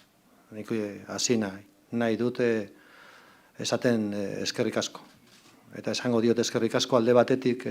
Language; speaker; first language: Basque; non-native, local second language; Spanish